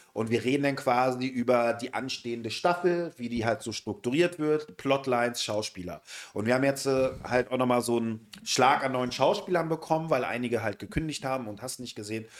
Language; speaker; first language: German; native; German